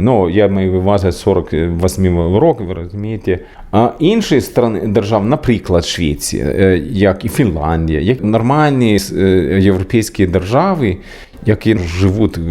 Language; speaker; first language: Ukrainian; non-native, learner; Swedish